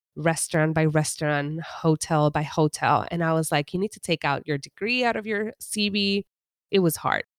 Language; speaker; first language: English; non-native, fluent; Spanish